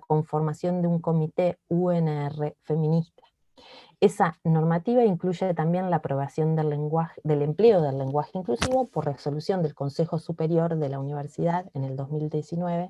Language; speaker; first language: Spanish; native; Spanish